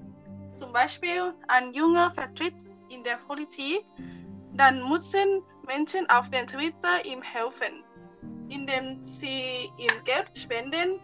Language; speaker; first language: German; non-native, learner; Thai